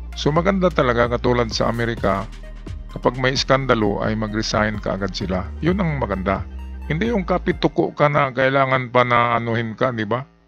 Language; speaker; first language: Filipino; non-native, local second language; Cebuano